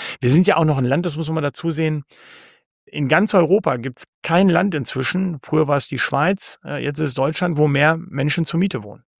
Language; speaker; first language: German; native; German